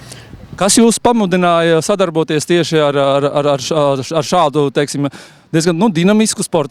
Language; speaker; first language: Latvian; native; Latvian